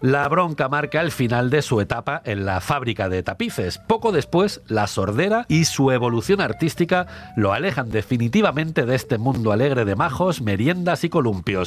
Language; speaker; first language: Spanish; native; Spanish